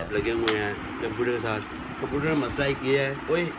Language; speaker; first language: Urdu; non-native, local second language; Punjabi